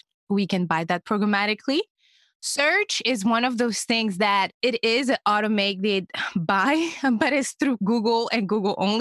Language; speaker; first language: English; non-native, fluent; French